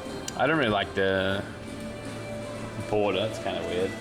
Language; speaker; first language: English; native; English